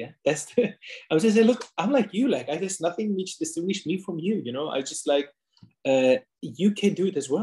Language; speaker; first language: English; non-native, fluent; German